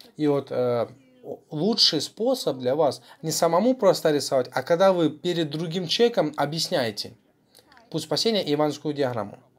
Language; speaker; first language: Russian; non-native, fluent; Korean